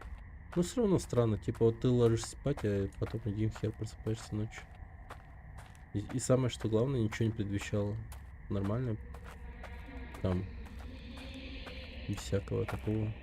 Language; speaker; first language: Russian; native; Russian